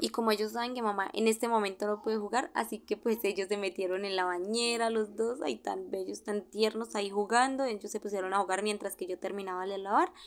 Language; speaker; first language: Spanish; native; Spanish